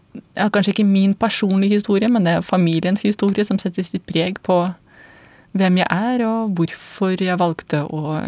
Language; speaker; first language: Norwegian; non-native, fluent; Russian